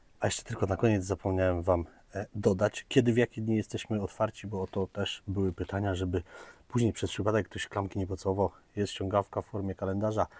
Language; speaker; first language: Polish; native; Polish